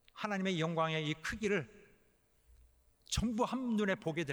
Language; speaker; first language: Japanese; non-native, fluent; Korean